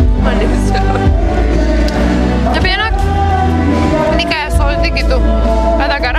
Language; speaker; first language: Indonesian; non-native, learner; Romanian